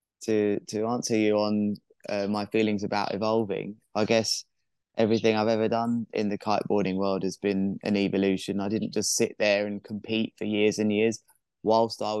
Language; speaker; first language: English; native; English